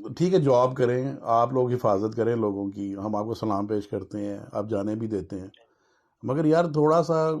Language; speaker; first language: Urdu; native; Urdu